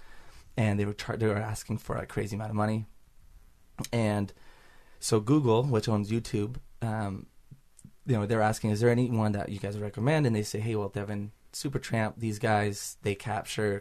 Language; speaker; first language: English; native; English